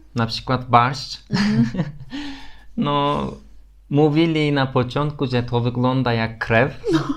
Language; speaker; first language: Polish; non-native, learner; Turkish